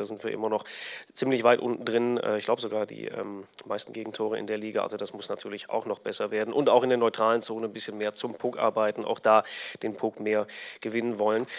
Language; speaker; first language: German; native; German